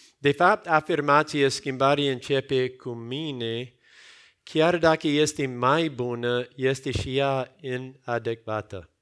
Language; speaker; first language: Romanian; non-native, fluent; English